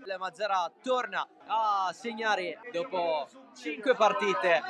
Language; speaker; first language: Italian; native; Italian